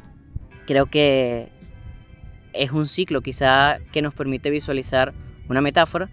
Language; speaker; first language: Spanish; native; Spanish